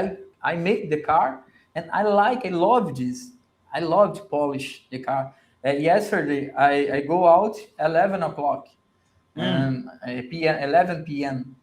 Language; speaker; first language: English; non-native, learner; Portuguese